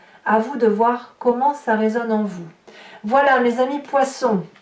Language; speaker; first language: French; native; French